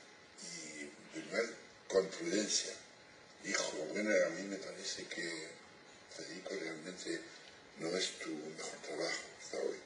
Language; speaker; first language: Spanish; non-native, fluent; French